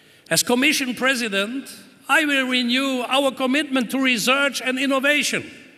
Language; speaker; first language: English; non-native, fluent; German